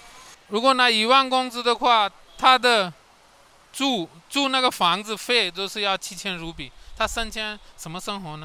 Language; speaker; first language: Chinese; non-native, learner; Hindi